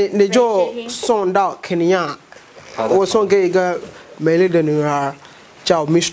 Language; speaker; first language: Chinese; non-native, fluent; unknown